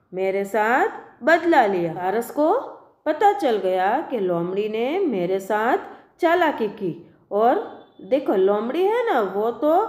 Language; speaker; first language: Hindi; non-native, local second language; Gujarati